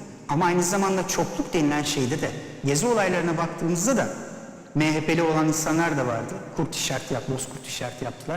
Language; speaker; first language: Turkish; native; Turkish